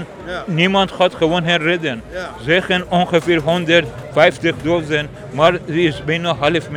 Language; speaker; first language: Dutch; non-native, learner; Persian